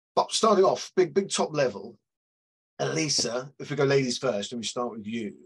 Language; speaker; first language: English; native; English